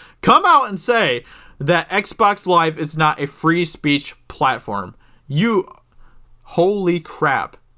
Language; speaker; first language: English; native; English